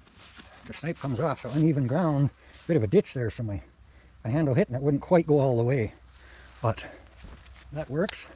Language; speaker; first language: English; native; English